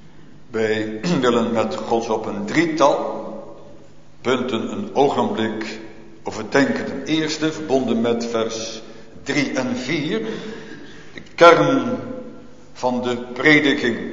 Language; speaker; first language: Dutch; native; Dutch